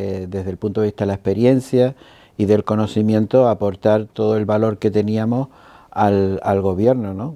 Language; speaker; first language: Spanish; native; Spanish